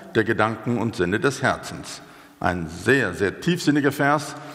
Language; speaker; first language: German; non-native, fluent; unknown